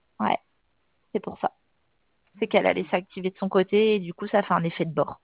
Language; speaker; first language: French; native; French